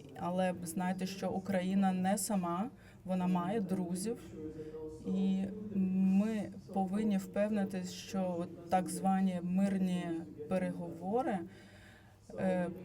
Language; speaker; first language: Ukrainian; non-native, fluent; Latvian